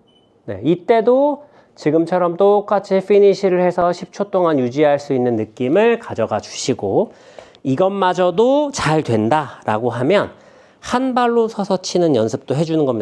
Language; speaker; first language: Korean; native; Korean